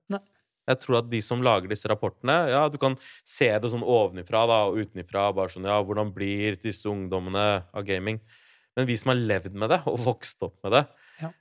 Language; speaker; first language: Norwegian; early bilingual, other home language; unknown